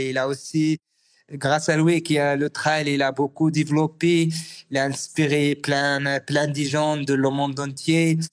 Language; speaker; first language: French; non-native, learner; Arabic